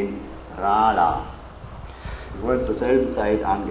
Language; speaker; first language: German; native; German